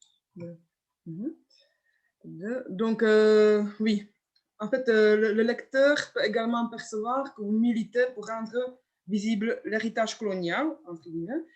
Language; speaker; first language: French; non-native, fluent; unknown